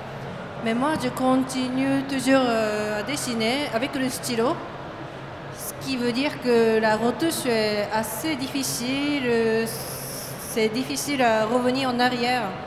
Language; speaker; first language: French; non-native, fluent; Japanese